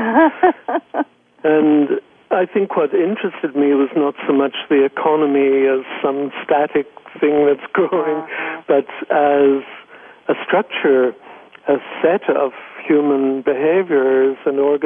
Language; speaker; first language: English; native; English